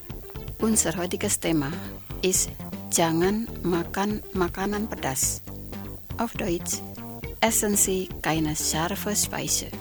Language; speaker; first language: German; non-native, fluent; Indonesian